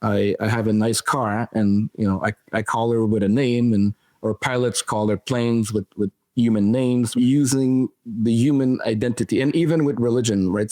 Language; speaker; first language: English; non-native, fluent; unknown